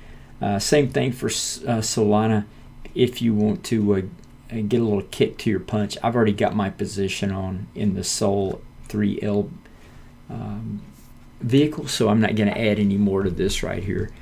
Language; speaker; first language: English; native; English